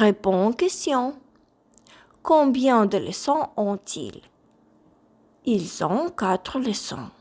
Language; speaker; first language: French; non-native, fluent; Ukrainian